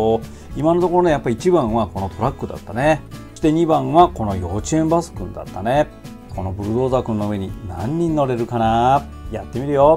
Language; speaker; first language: Japanese; native; Japanese